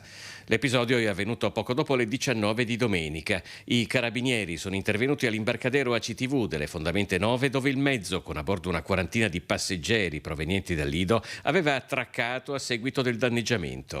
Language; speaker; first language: Italian; native; Italian